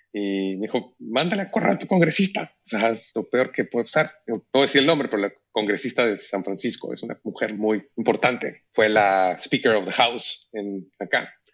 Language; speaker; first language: Spanish; native; Spanish